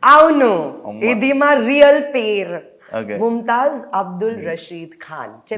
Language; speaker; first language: Telugu; non-native, learner; Hindi